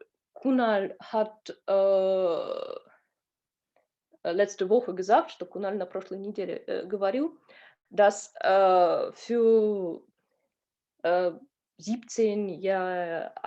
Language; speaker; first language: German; non-native, learner; Russian